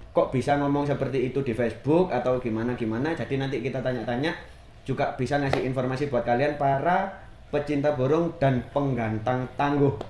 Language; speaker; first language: Indonesian; native; Indonesian